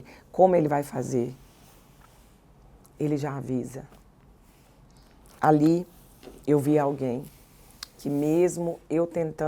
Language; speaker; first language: Portuguese; native; Portuguese